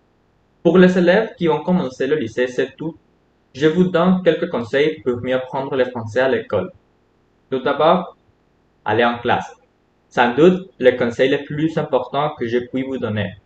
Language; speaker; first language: French; non-native, fluent; Spanish